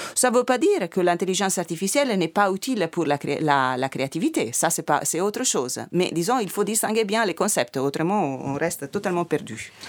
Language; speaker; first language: French; non-native, fluent; Italian